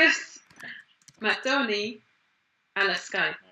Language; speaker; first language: Arabic; non-native, learner; English